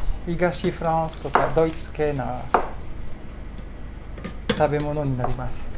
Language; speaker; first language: Japanese; non-native, learner; French